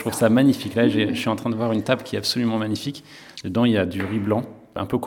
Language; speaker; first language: French; native; French